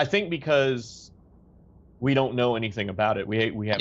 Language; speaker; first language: English; native; English